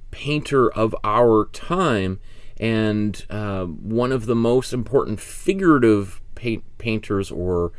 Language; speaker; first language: English; native; English